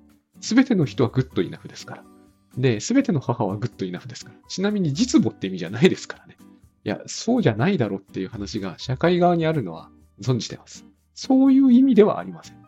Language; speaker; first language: Japanese; native; Japanese